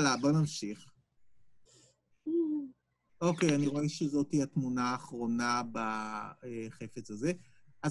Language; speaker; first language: Hebrew; native; Hebrew